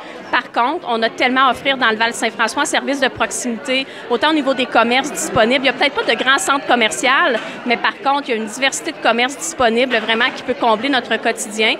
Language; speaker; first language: French; native; French